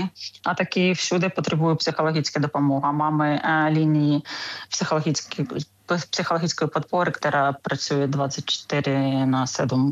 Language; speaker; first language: Czech; non-native, learner; Ukrainian